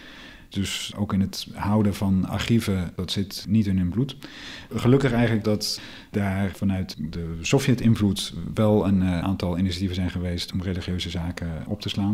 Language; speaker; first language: Dutch; native; Dutch